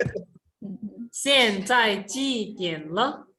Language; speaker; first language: Chinese; non-native, fluent; Indonesian